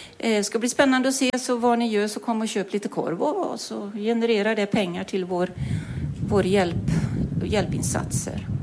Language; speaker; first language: Swedish; native; Swedish